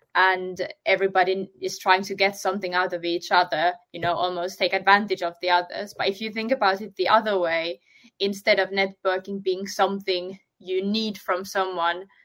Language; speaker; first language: English; non-native, fluent; Finnish